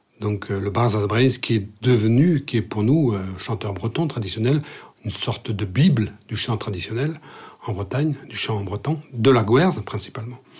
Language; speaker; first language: French; non-native, local second language; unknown